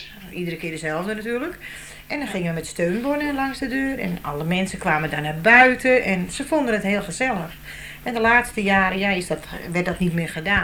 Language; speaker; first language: Dutch; native; Dutch